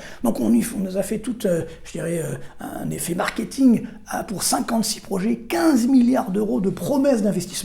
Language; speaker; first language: French; native; French